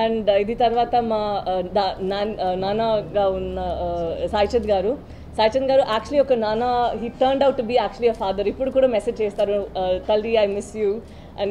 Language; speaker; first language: Telugu; non-native, learner; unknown